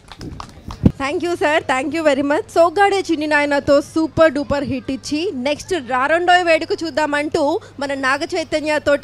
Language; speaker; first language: Telugu; native; Telugu